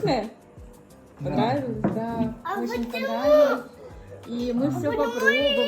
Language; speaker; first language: Russian; native; Russian